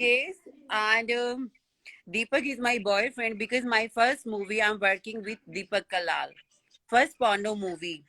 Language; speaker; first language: English; non-native, learner; Hindi